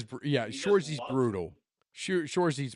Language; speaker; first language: English; native; English